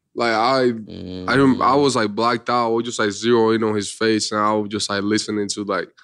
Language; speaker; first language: English; early bilingual, other home language; Spanish